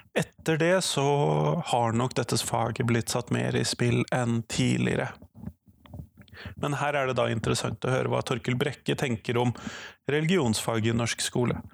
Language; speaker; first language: Norwegian; native; Norwegian